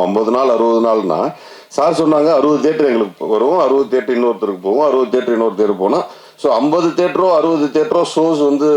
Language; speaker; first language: Tamil; native; Tamil